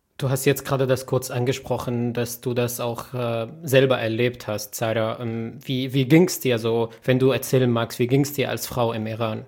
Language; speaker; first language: German; native; German